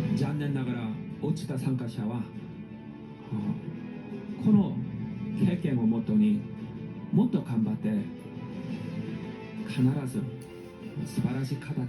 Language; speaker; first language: Japanese; non-native, fluent; Korean